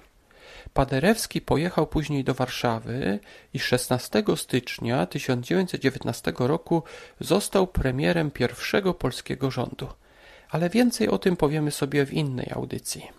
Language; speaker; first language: Polish; native; Polish